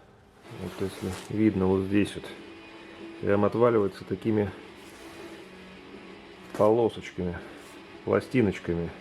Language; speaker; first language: Russian; native; Russian